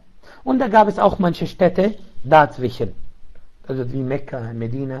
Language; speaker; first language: German; non-native, local second language; Arabic